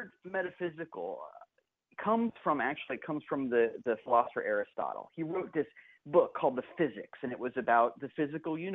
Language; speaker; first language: English; native; English